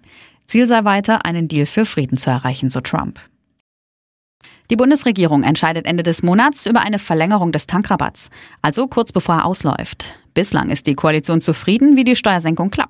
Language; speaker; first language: German; native; German